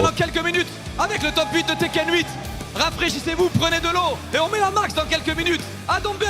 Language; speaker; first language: French; native; French